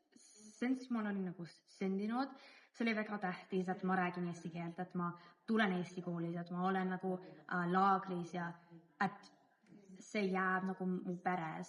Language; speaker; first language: Estonian; early bilingual, heritage; English